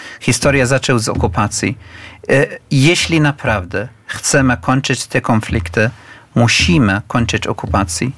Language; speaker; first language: Polish; non-native, fluent; Arabic